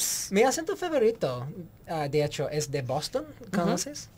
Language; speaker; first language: Spanish; non-native, learner; English